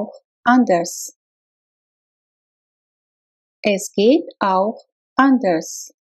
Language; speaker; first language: German; non-native, fluent; Russian